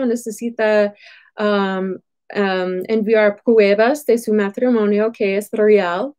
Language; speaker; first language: Spanish; non-native, fluent; English